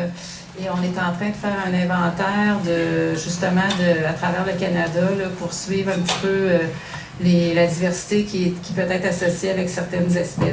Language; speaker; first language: French; native; French